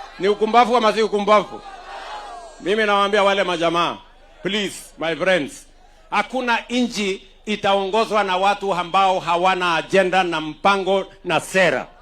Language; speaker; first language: Swahili; non-native, local second language; Kalenjin